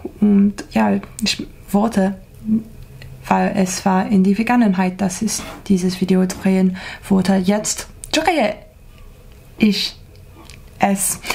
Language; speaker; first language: German; non-native, learner; English